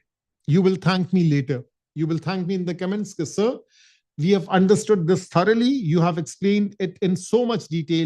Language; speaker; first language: English; non-native, local second language; Urdu